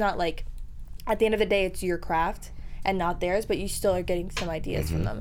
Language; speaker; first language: English; early bilingual, other home language; Spanish